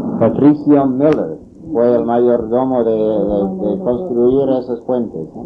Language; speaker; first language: Spanish; non-native, fluent; English